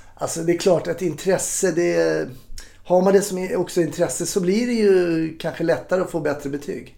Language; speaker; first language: Swedish; native; Swedish